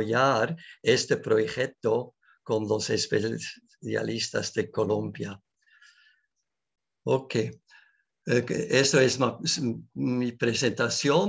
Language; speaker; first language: Spanish; non-native, learner; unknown